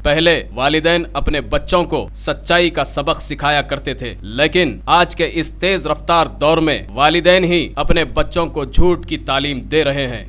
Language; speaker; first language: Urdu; native; Urdu